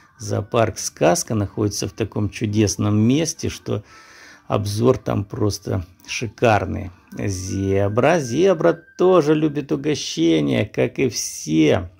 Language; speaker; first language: Russian; native; Russian